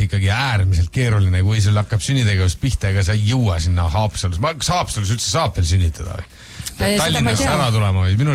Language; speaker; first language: Estonian; native; Estonian